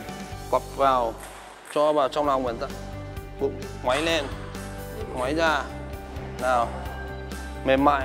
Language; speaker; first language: Vietnamese; native; Vietnamese